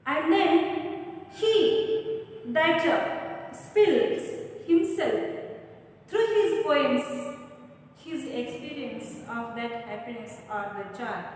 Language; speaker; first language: English; non-native, local second language; Kannada